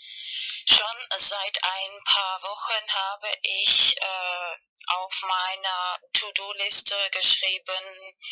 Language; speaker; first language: German; non-native, learner; Spanish